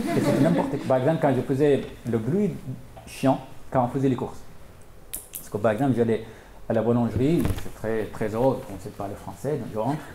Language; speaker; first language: French; non-native, fluent; Arabic